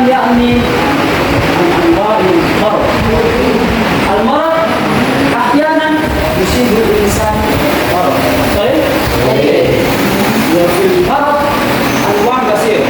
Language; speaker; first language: Arabic; non-native, fluent; Indonesian